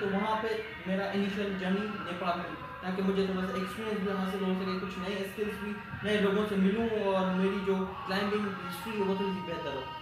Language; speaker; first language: Urdu; non-native, local second language; Sindhi